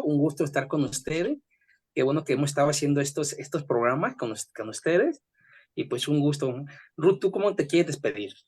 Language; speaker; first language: Spanish; native; Spanish